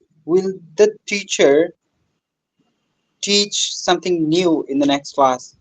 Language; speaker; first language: English; non-native, local second language; Bangla